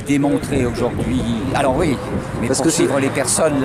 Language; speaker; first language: French; native; French